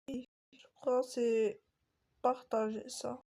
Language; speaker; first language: French; native; French